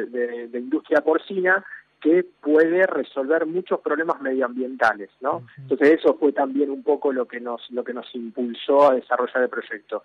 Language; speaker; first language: Spanish; native; Spanish